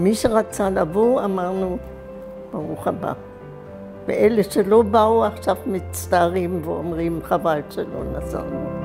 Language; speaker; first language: Hebrew; non-native, fluent; German